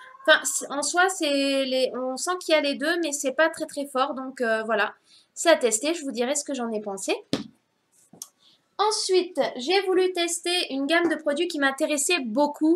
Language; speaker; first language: French; native; French